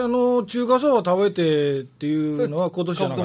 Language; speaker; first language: Japanese; native; Japanese